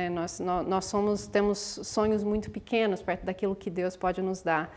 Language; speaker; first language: English; non-native, learner; Portuguese